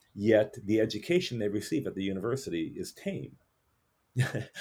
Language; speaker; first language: English; native; English